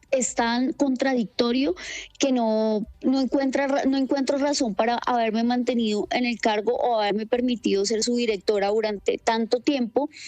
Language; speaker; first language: Spanish; native; Spanish